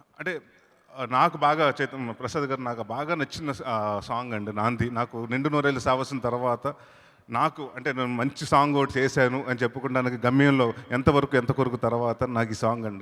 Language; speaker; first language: Telugu; native; Telugu